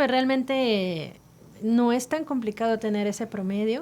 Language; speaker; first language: Spanish; native; Spanish